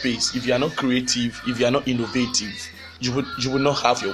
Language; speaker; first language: English; non-native, local second language; Yoruba